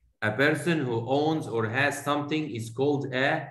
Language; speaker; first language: English; non-native, fluent; Arabic